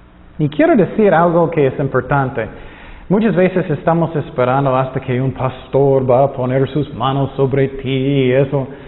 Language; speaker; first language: Spanish; non-native, fluent; English